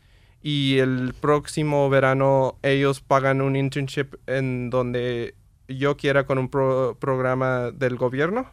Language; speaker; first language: Spanish; early bilingual, heritage; Spanish